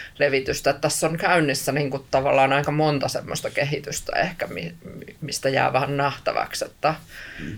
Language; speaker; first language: Finnish; native; Finnish